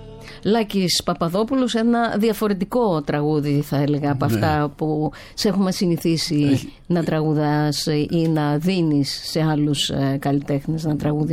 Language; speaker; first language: Greek; native; Greek